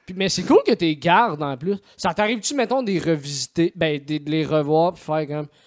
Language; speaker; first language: French; native; French